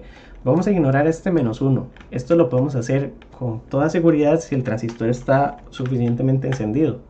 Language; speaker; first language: Spanish; native; Spanish